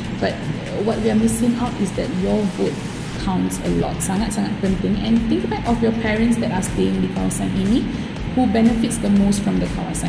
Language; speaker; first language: English; native; English